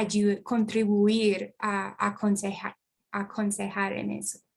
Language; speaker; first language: Spanish; non-native, fluent; English